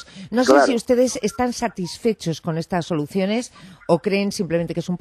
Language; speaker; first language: Spanish; native; Spanish